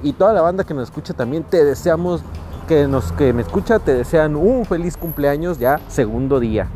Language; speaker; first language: Spanish; native; Spanish